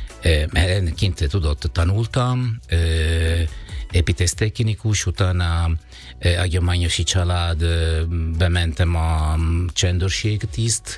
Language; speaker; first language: Hungarian; non-native, learner; Italian